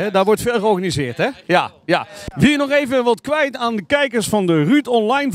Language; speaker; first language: Dutch; native; Dutch